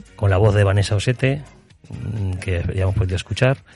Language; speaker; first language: Spanish; native; Spanish